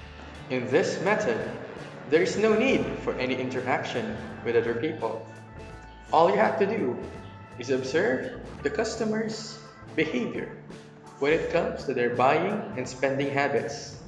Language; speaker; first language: English; non-native, local second language; Filipino